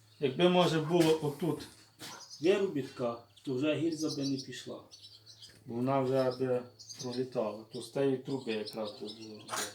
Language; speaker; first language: Ukrainian; native; Ukrainian